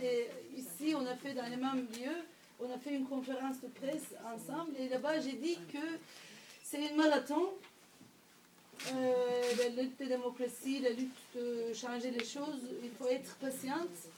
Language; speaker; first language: French; non-native, fluent; Turkish